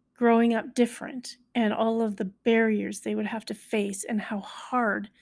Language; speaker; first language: English; native; English